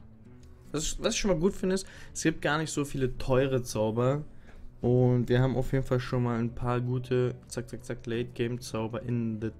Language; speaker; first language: German; native; German